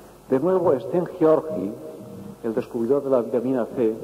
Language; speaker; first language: Spanish; native; Spanish